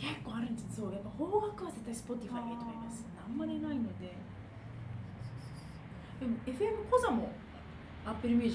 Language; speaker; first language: Japanese; native; Japanese